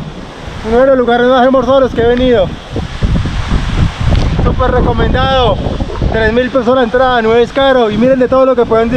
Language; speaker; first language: Spanish; native; Spanish